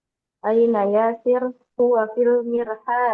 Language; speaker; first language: Arabic; non-native, learner; Indonesian